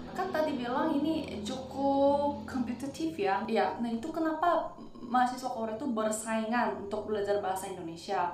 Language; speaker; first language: Indonesian; non-native, fluent; Korean